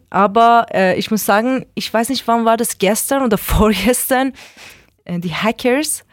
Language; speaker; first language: German; non-native, learner; Persian